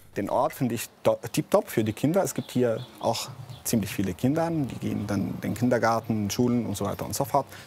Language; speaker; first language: German; non-native, fluent; Arabic